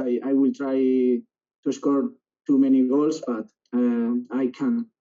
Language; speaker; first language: English; non-native, learner; Spanish